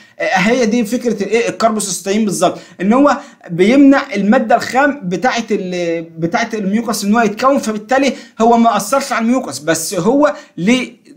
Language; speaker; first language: Arabic; native; Arabic